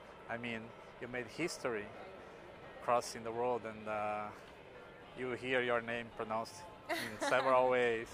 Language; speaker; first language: English; non-native, fluent; Portuguese